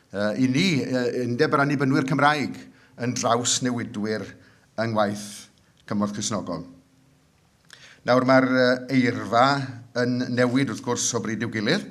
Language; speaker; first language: Welsh; native; Welsh